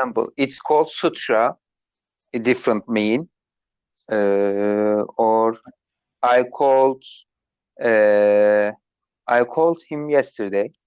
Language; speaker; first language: English; non-native, learner; Turkish